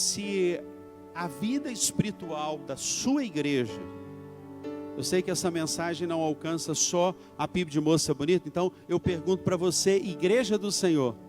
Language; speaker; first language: Portuguese; native; Portuguese